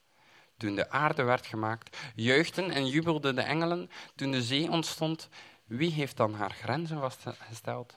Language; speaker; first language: Dutch; native; Dutch